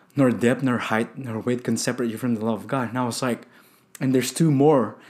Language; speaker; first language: English; non-native, local second language; Filipino